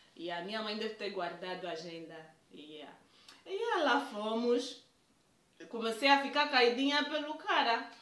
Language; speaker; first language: Portuguese; native; Portuguese